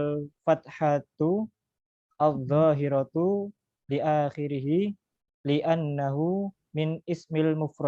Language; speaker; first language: Arabic; non-native, learner; Indonesian